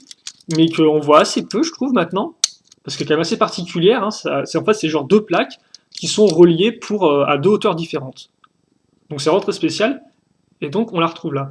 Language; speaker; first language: French; native; French